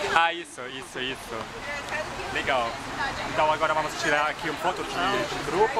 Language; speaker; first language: Portuguese; non-native, fluent; German